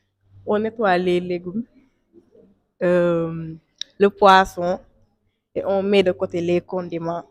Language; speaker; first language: French; non-native, local second language; Wolof